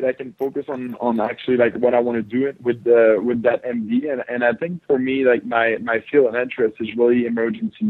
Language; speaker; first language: English; non-native, fluent; French